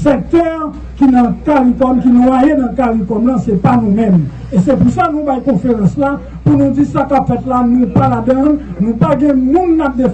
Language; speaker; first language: French; non-native, local second language; Haitian Creole